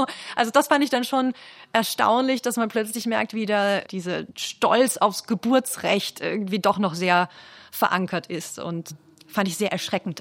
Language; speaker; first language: German; native; German